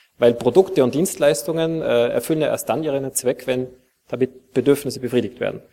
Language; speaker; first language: German; native; German